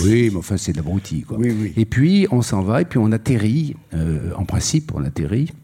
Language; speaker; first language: French; native; French